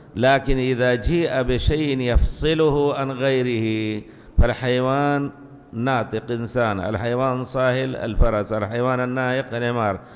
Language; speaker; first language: Arabic; native; Arabic